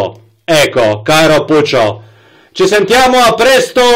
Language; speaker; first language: Italian; non-native, learner; Croatian